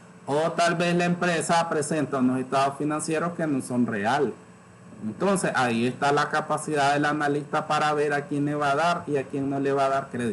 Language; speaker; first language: Spanish; native; Spanish